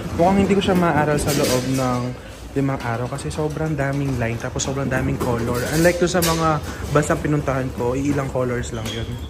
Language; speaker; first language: Filipino; native; Filipino